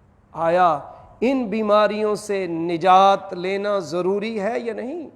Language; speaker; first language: Urdu; native; Urdu